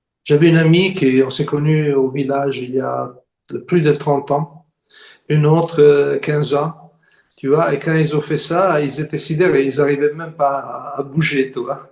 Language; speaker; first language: French; non-native, fluent; Italian